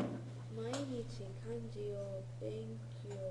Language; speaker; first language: Japanese; non-native, learner; English